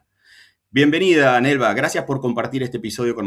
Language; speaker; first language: Spanish; native; Spanish